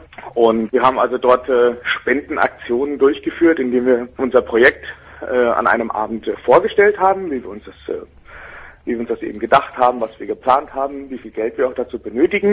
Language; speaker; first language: German; native; German